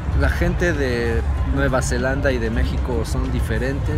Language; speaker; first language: Spanish; native; Spanish